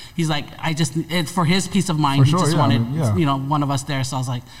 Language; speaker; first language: English; native; English